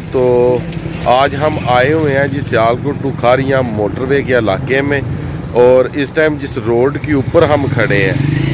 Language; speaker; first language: Urdu; non-native, local second language; Punjabi